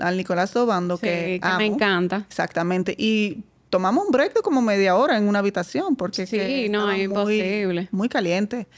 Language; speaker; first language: Spanish; non-native, fluent; Dutch